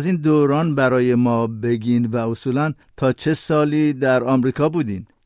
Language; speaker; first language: Persian; native; Persian